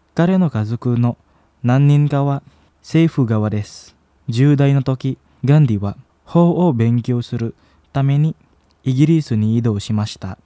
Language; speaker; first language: Japanese; non-native, fluent; Indonesian